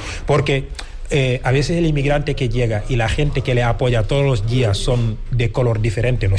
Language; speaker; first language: Spanish; non-native, fluent; Wolof